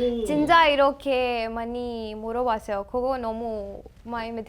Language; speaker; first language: Korean; non-native, learner; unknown